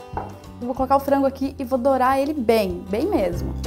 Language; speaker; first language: Portuguese; native; Portuguese